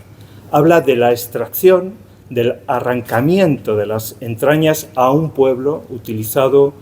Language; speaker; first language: Spanish; native; Spanish